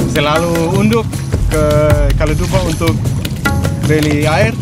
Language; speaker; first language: Indonesian; non-native, learner; Danish